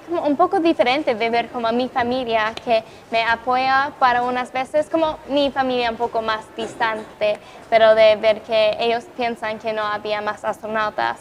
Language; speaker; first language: Spanish; non-native, fluent; English